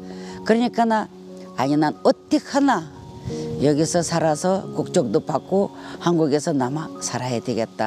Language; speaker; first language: Korean; early bilingual, heritage; Korean